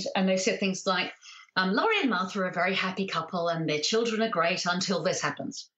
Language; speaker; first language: English; native; English